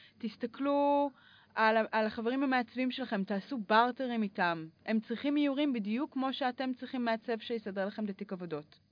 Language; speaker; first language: Hebrew; early bilingual, other home language; English